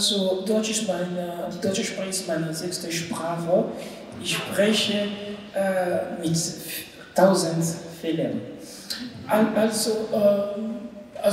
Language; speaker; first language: German; non-native, learner; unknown